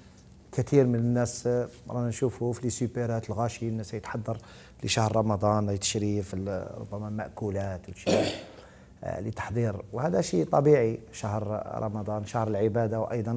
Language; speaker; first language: Arabic; native; Arabic